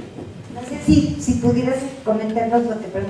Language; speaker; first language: Spanish; native; Spanish